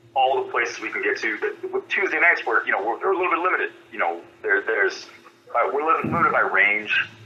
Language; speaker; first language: English; native; English